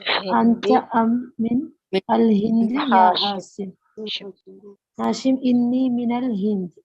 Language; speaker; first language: Arabic; non-native, learner; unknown